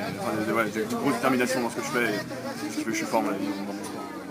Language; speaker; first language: French; native; French